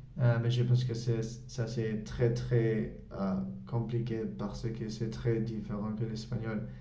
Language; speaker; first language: French; non-native, learner; Spanish